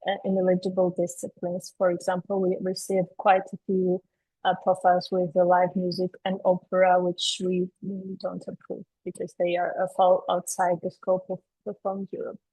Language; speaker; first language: English; non-native, fluent; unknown